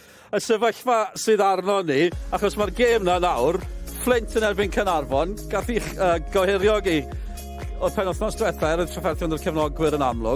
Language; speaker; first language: Welsh; native; Welsh